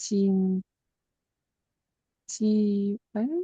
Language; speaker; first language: Chinese; non-native, learner; English